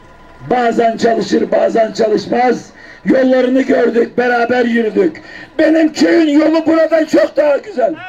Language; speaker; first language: Turkish; native; Turkish